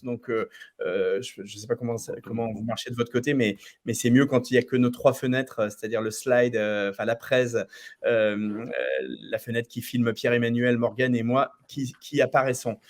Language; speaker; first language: French; native; French